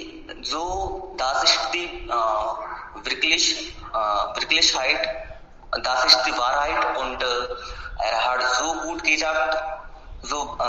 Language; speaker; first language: German; non-native, learner; Hindi